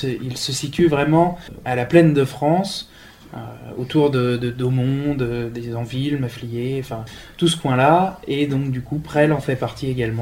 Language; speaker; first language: French; native; French